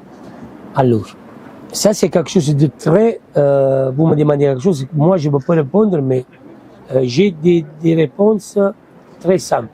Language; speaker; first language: French; non-native, fluent; Italian